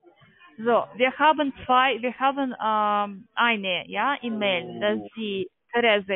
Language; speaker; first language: German; non-native, learner; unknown